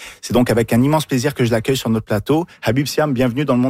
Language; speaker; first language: French; native; French